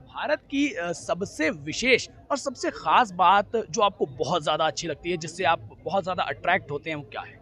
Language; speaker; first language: Hindi; native; Hindi